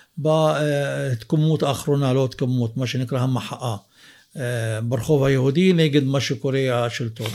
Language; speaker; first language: Hebrew; non-native, local second language; Arabic